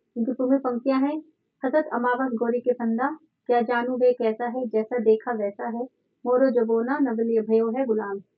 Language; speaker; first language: Hindi; native; Hindi